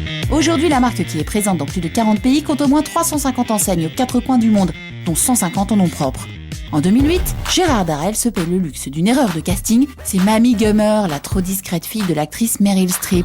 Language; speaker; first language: French; native; French